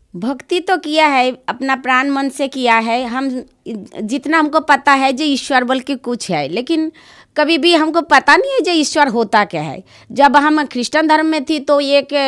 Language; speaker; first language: Hindi; non-native, local second language; Bangla